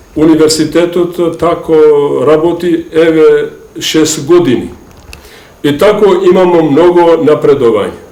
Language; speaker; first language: Macedonian; non-native, local second language; Albanian